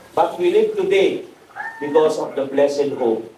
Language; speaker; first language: English; non-native, local second language; Filipino